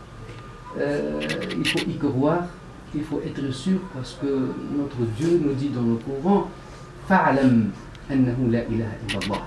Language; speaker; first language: French; non-native, local second language; Arabic